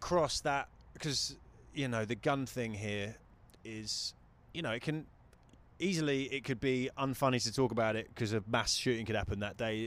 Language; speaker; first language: English; native; English